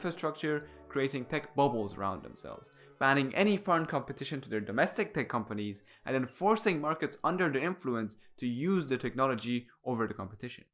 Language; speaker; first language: English; non-native, fluent; Persian